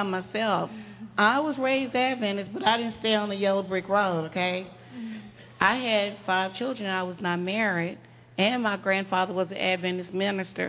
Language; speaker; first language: English; native; English